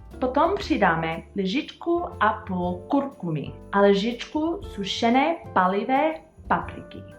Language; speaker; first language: Czech; non-native, learner; English